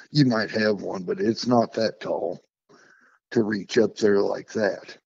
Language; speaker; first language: English; native; English